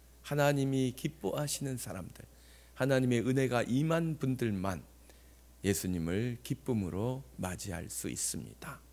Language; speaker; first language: Korean; native; Korean